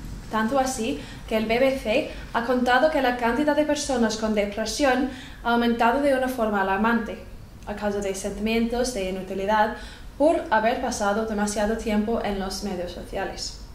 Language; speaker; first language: Spanish; non-native, fluent; English